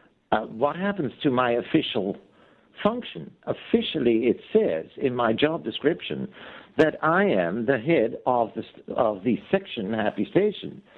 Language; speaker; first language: English; non-native, fluent; Dutch